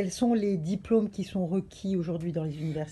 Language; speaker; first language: French; native; French